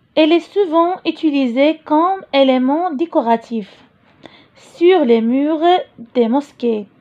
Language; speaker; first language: French; non-native, local second language; Arabic